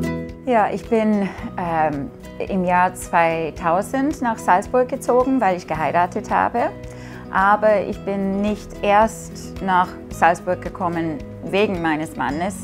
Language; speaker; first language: German; non-native, fluent; English